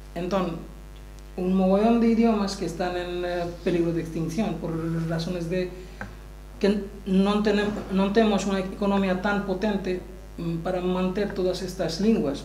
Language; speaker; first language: Galician; non-native, learner; Bangla